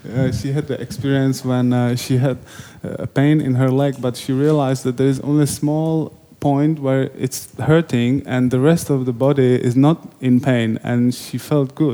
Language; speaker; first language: English; non-native, fluent; Czech